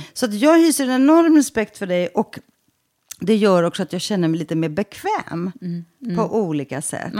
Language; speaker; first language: Swedish; early bilingual, other home language; Greek